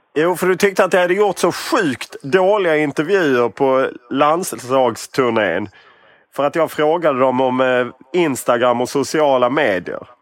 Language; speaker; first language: Swedish; native; Swedish